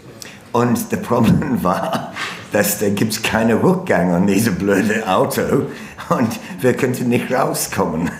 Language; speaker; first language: German; non-native, learner; English